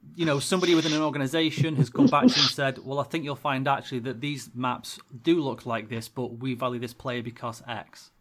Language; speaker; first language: English; native; English